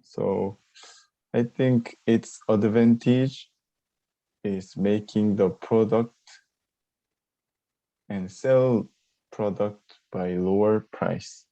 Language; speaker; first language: English; non-native, learner; Korean